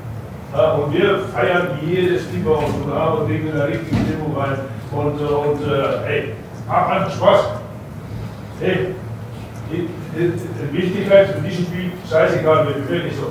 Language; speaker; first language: German; non-native, fluent; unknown